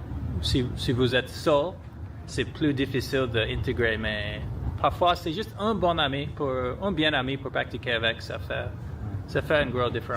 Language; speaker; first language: French; non-native, learner; English